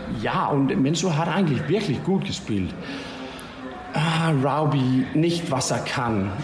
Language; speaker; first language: German; non-native, learner; Danish